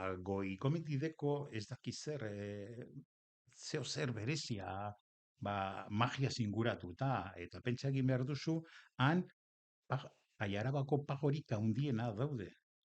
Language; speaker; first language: Basque; non-native, local second language; Spanish